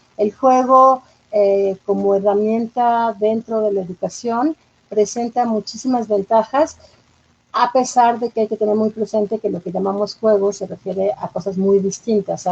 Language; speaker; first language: Spanish; native; Spanish